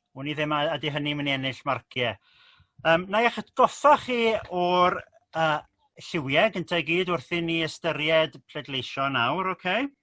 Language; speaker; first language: Welsh; native; Welsh